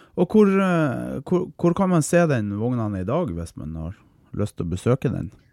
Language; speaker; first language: Norwegian; native; Norwegian